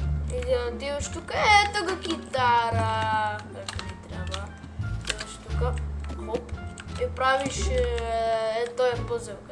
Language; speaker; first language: Bulgarian; early bilingual, heritage; Bulgarian